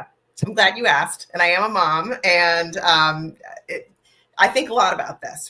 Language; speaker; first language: English; native; English